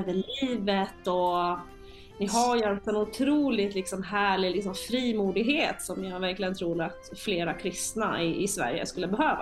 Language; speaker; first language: Swedish; native; Swedish